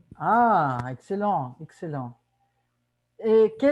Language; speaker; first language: French; non-native, fluent; Spanish